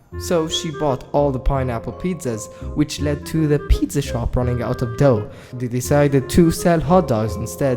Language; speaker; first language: English; native; English